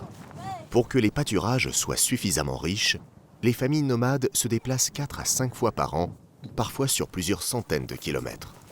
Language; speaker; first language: French; native; French